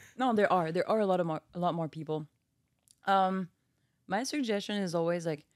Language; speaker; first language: English; non-native, fluent; French